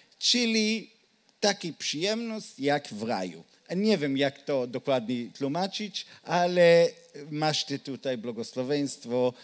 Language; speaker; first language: Polish; non-native, learner; Hebrew